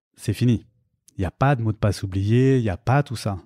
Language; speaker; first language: French; native; French